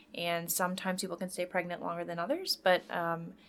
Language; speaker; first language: English; native; English